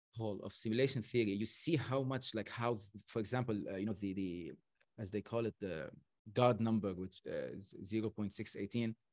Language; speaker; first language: English; non-native, fluent; Arabic